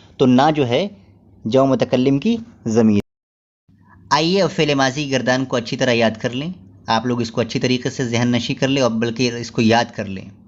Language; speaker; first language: Urdu; native; Urdu